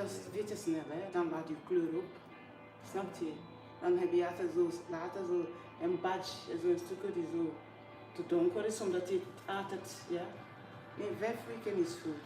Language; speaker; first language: Dutch; non-native, fluent; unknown